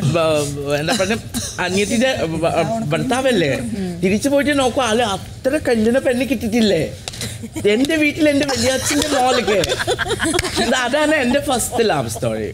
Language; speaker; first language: Malayalam; non-native, fluent; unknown